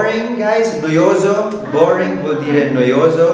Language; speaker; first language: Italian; non-native, learner; English